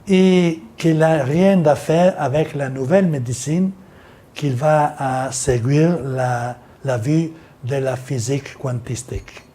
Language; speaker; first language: French; non-native, learner; Italian